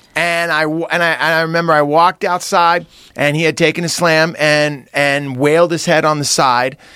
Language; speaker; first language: English; native; English